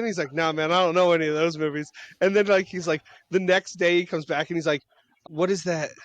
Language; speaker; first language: English; native; English